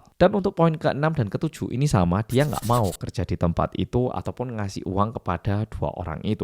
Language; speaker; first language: Indonesian; early bilingual, other home language; Korean